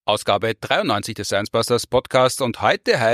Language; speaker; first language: German; native; German